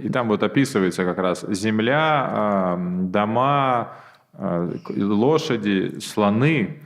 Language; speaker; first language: Russian; native; Russian